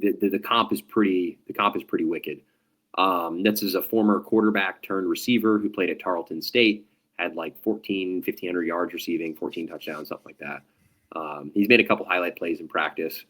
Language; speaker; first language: English; native; English